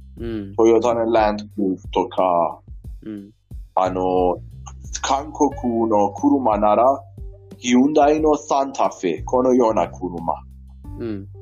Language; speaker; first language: Japanese; non-native, learner; Persian